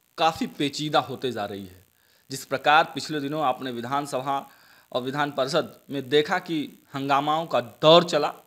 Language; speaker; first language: Hindi; native; Hindi